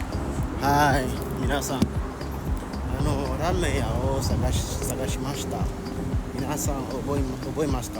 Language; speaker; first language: Japanese; non-native, learner; French